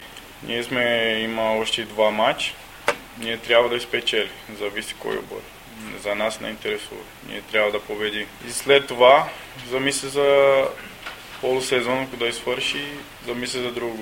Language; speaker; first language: Bulgarian; non-native, learner; Portuguese